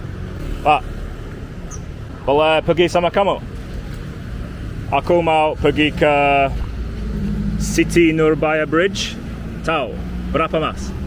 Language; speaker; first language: Indonesian; non-native, learner; English